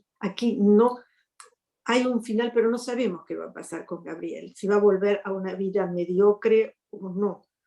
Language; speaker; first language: Spanish; native; Spanish